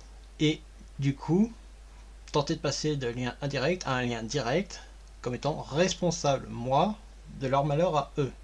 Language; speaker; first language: French; native; French